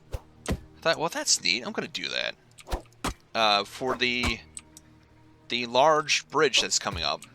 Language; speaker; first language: English; native; English